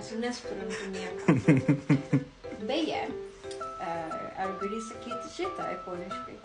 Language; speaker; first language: Lithuanian; non-native, learner; Japanese